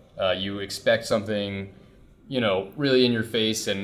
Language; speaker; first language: English; native; English